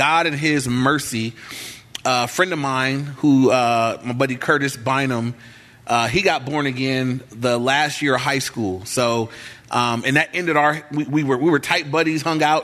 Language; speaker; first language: English; native; English